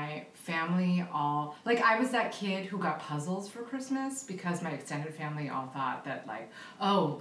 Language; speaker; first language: English; early bilingual, other home language; Filipino